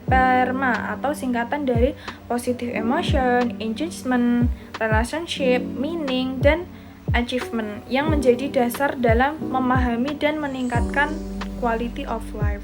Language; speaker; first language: Indonesian; native; Indonesian